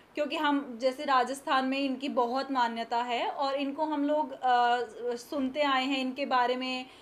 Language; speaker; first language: Hindi; native; Hindi